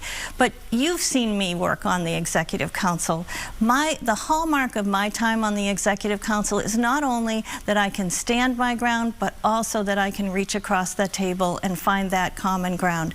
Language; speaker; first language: English; native; English